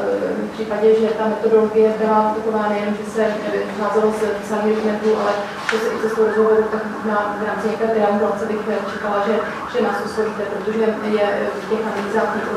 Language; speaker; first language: Czech; native; Czech